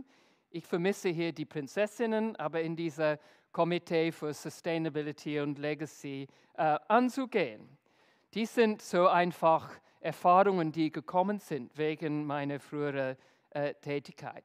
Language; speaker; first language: German; non-native, fluent; English